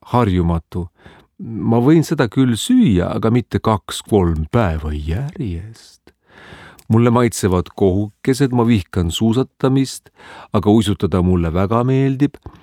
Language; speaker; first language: Estonian; non-native, learner; Spanish